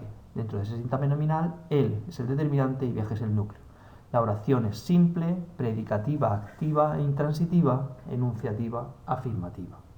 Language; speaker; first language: Spanish; native; Spanish